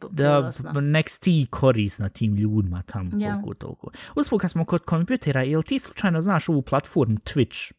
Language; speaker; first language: Bosnian; native; Bosnian